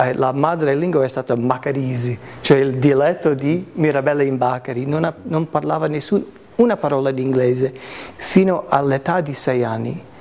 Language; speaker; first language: Italian; non-native, fluent; English